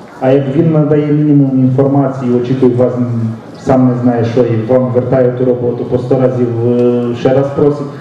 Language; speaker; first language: Ukrainian; non-native, local second language; Romanian